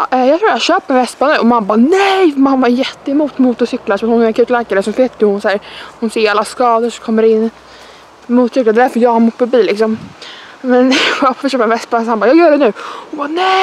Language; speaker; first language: Swedish; native; Swedish